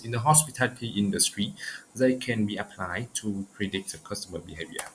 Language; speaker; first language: English; non-native, learner; Vietnamese